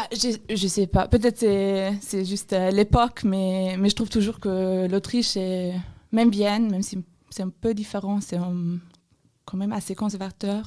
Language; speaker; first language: French; non-native, fluent; German